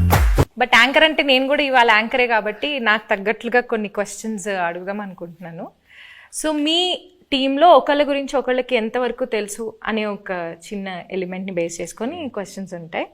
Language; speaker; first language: Telugu; native; Telugu